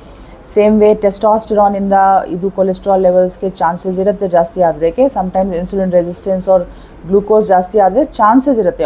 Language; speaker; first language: Kannada; non-native, fluent; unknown